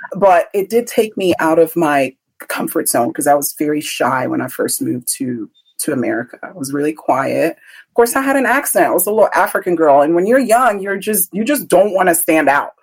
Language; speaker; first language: English; early bilingual, other home language; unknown